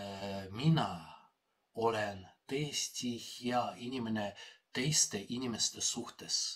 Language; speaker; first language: Estonian; non-native, fluent; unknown